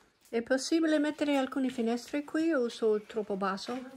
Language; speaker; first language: Italian; non-native, learner; English